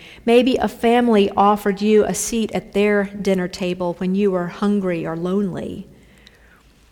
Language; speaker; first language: English; native; English